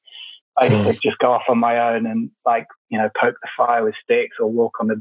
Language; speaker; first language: English; native; English